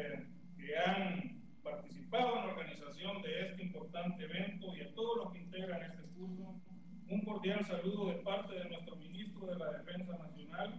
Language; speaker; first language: Spanish; native; Spanish